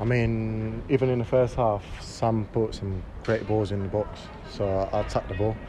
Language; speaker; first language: English; native; English